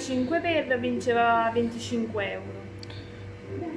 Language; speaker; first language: Italian; native; Italian